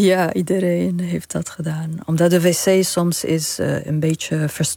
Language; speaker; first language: Dutch; non-native, fluent; Arabic